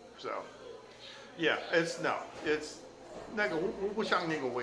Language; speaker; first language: Chinese; non-native, learner; English